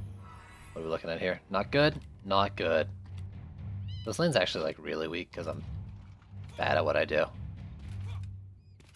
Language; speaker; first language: English; native; English